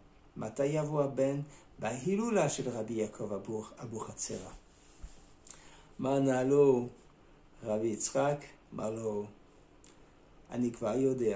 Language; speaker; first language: Hebrew; non-native, fluent; French